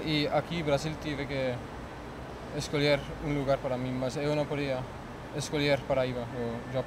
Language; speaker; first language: Portuguese; non-native, learner; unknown